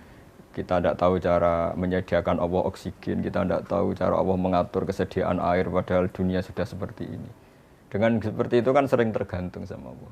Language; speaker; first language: Indonesian; native; Indonesian